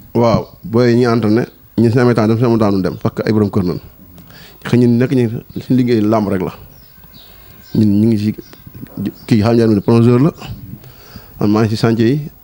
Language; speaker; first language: Wolof; native; Wolof